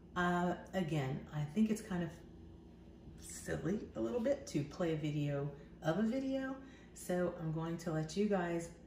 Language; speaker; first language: English; native; English